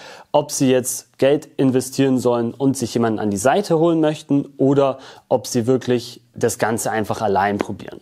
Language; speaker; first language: German; native; German